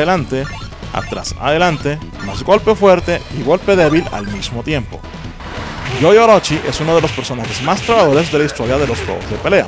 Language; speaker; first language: Spanish; native; Spanish